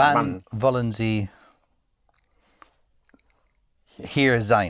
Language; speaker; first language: German; non-native, learner; English